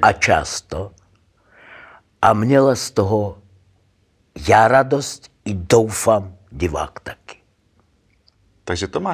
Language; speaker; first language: Czech; non-native, learner; Russian